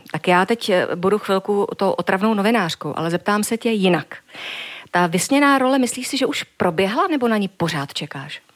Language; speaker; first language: Czech; native; Czech